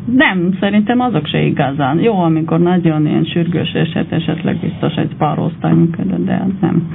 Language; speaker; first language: Hungarian; non-native, fluent; Armenian